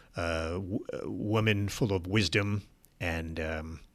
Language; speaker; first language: English; native; English